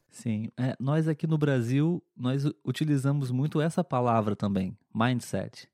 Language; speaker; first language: Portuguese; native; Portuguese